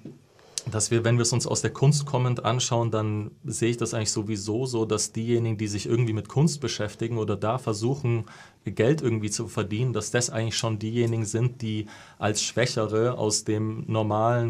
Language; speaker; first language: German; native; German